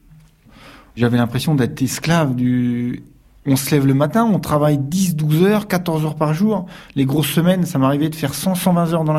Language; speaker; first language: French; native; French